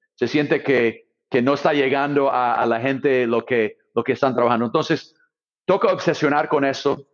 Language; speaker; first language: Spanish; non-native, fluent; English